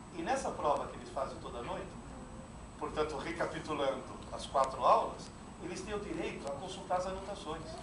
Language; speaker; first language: Portuguese; non-native, fluent; Italian